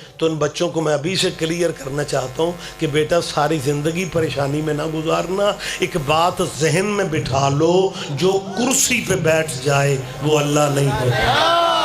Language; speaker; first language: Urdu; non-native, local second language; Punjabi